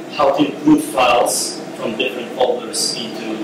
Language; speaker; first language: English; non-native, fluent; Ukrainian